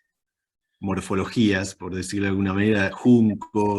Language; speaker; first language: Spanish; native; Spanish